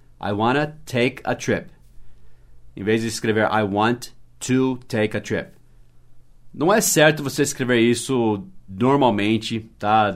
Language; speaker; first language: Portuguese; non-native, fluent; English